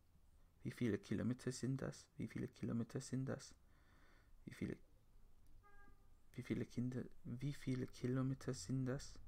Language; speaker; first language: German; non-native, learner; English